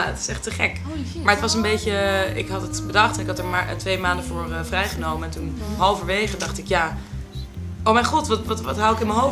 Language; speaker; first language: Dutch; native; Dutch